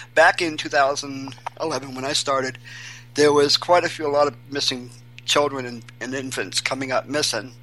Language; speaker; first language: English; native; English